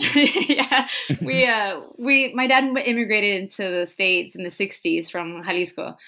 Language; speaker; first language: English; non-native, fluent; Spanish